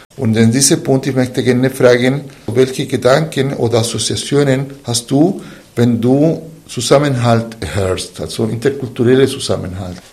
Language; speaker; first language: German; non-native, fluent; Spanish